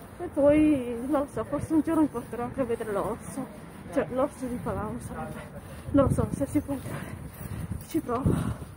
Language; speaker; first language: Italian; native; Italian